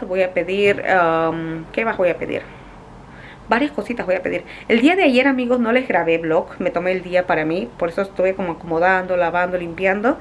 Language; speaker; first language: Spanish; native; Spanish